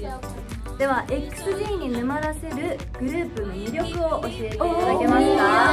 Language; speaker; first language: Japanese; native; Japanese